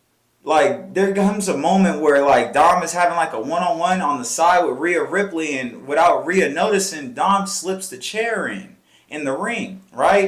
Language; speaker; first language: English; native; English